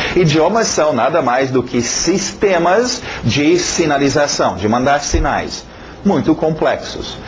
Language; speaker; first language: Portuguese; non-native, fluent; English